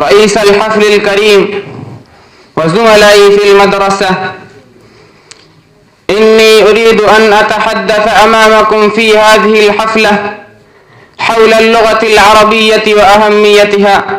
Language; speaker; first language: Arabic; non-native, learner; Urdu